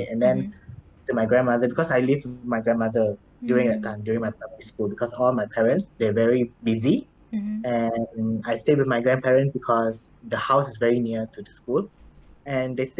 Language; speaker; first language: English; non-native, local second language; Thai